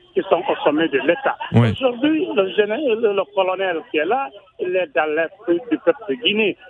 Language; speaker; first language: French; non-native, local second language; Susu